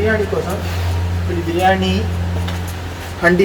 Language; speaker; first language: Telugu; non-native, learner; Tamil